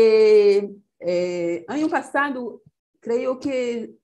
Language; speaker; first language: Portuguese; non-native, fluent; Spanish